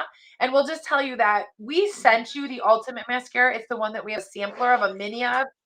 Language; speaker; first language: English; native; English